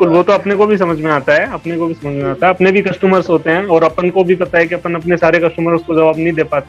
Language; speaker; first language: Hindi; native; Hindi